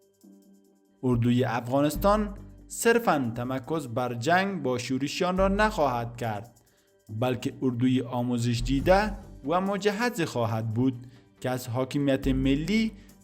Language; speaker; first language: Persian; native; Persian